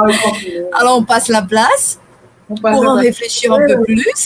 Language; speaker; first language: French; non-native, fluent; Portuguese